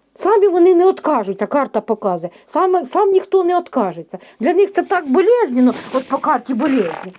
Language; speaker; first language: Ukrainian; native; Ukrainian